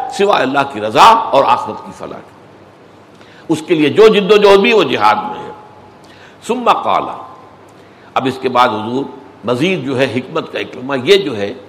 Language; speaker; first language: Urdu; native; Urdu